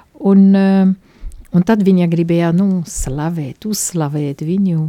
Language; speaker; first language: Latvian; non-native, fluent; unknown